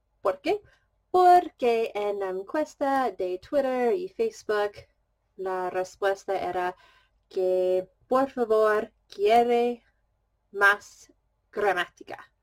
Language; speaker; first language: Spanish; non-native, fluent; English